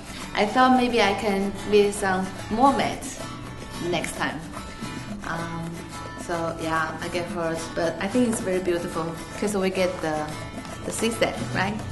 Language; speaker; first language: English; non-native, fluent; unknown